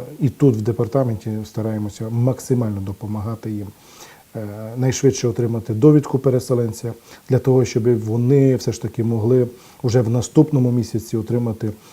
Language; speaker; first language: Ukrainian; non-native, local second language; Romany